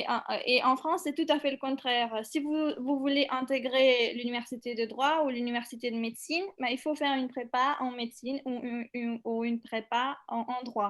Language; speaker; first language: French; non-native, fluent; Macedonian